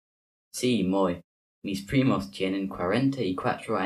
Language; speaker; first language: Spanish; non-native, learner; English